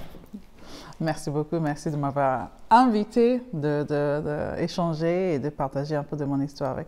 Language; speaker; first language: French; non-native, fluent; English